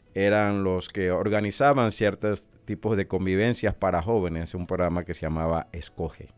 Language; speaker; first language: Spanish; native; Spanish